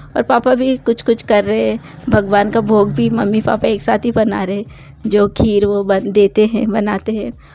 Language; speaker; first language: Hindi; non-native, local second language; Bangla